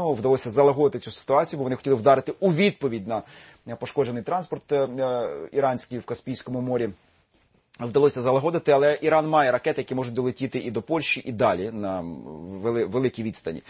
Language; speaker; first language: Ukrainian; native; Ukrainian